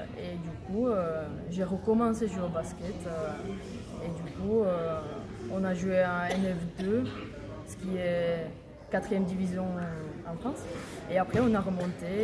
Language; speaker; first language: French; non-native, fluent; Czech